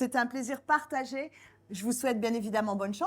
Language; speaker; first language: French; native; French